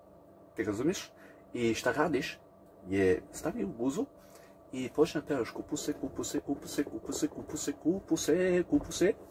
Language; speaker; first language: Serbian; early bilingual, heritage; English